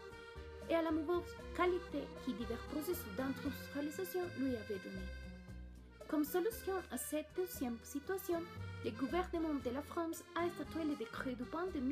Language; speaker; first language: French; non-native, learner; Spanish